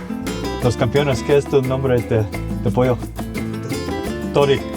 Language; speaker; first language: Spanish; non-native, learner; English